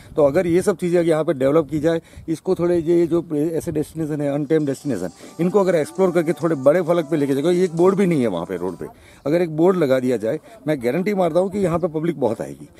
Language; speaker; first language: Hindi; non-native, local second language; Gujarati